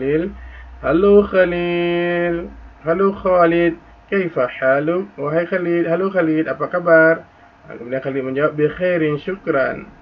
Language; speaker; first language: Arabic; non-native, fluent; Indonesian